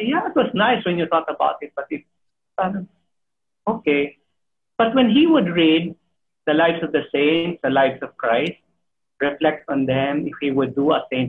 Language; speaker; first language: English; non-native, local second language; Filipino